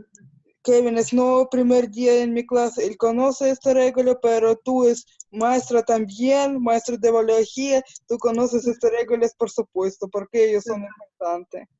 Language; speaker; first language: Spanish; non-native, learner; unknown